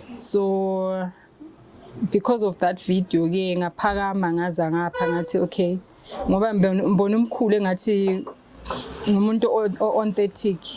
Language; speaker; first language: Zulu; native; Zulu